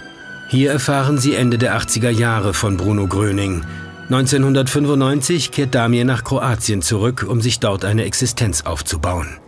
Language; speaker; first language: German; native; German